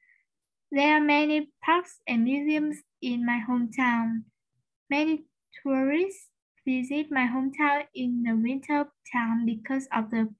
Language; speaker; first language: English; non-native, learner; Vietnamese